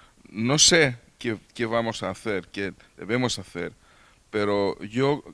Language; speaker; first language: Spanish; non-native, learner; Greek